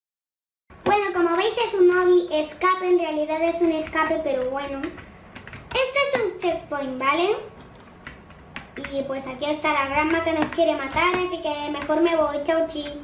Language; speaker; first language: Spanish; native; Spanish